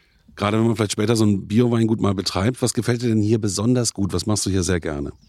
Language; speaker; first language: German; native; German